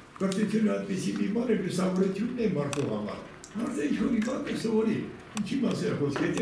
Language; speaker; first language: Armenian; non-native, local second language; Kurdish